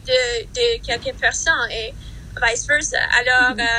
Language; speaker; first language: French; non-native, learner; English